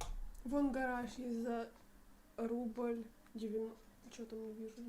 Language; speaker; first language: Russian; native; Russian